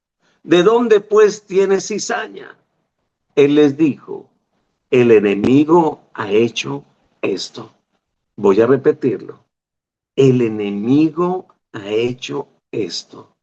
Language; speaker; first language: Spanish; native; Spanish